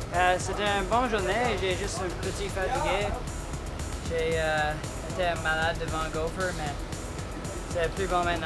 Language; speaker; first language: French; non-native, learner; English